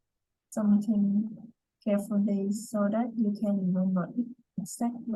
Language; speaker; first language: English; non-native, learner; Vietnamese